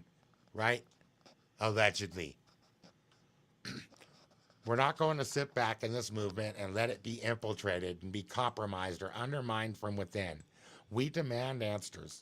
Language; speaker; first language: English; native; English